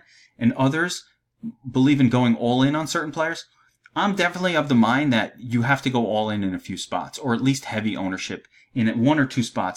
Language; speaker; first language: English; native; English